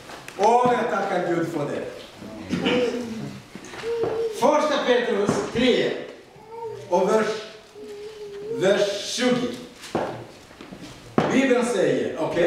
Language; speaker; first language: Swedish; non-native, fluent; Rundi